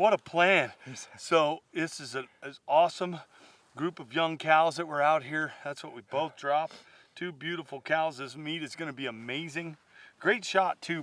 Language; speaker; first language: English; native; English